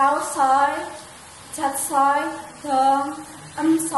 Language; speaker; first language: Cantonese; non-native, learner; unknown